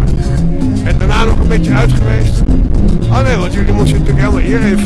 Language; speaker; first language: Dutch; native; Dutch